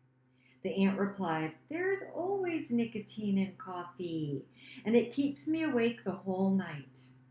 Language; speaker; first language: English; native; English